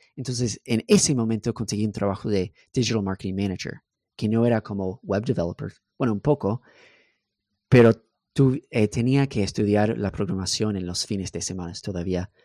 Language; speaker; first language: Spanish; non-native, fluent; English